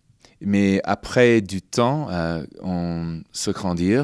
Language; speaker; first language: French; non-native, fluent; English